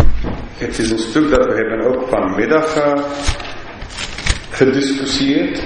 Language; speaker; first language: Dutch; non-native, fluent; English